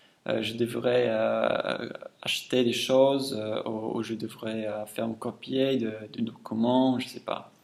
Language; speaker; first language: French; non-native, fluent; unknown